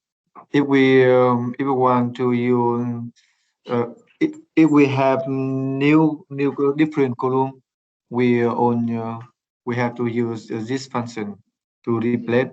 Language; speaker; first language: English; non-native, learner; Vietnamese